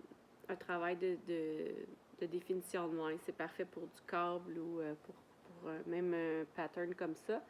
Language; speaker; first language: French; native; French